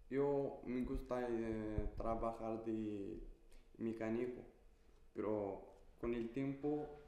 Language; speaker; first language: Spanish; non-native, learner; Arabic